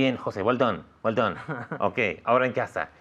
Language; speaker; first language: Spanish; non-native, fluent; English